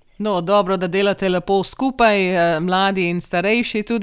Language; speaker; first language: Slovenian; native; Slovenian